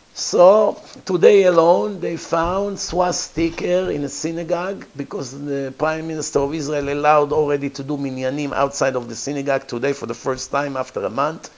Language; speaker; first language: English; non-native, fluent; Hebrew